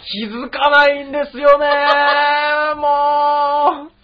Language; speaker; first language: Japanese; native; Japanese